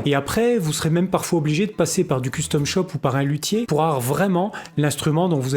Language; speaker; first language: French; native; French